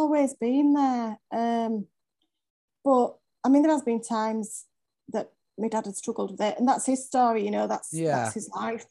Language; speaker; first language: English; native; English